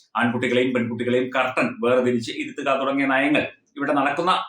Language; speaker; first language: Malayalam; native; Malayalam